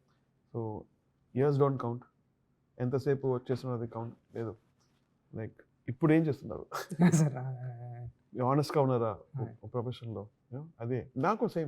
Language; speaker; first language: Telugu; non-native, learner; Tamil